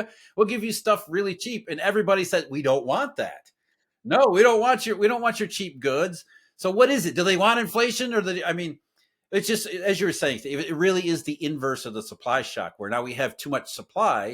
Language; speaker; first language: English; native; English